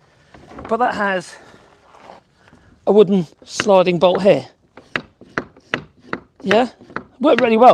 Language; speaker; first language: English; native; English